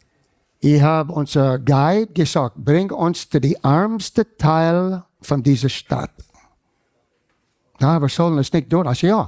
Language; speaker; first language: German; non-native, fluent; English